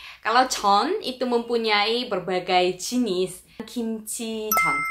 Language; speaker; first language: Indonesian; non-native, fluent; Korean